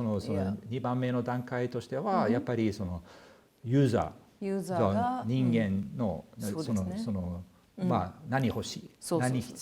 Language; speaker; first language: Japanese; non-native, fluent; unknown